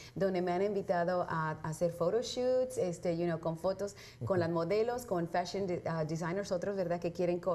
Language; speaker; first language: Spanish; early bilingual, heritage; Spanish